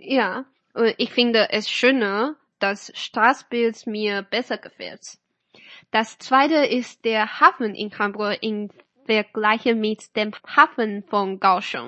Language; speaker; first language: German; non-native, fluent; Chinese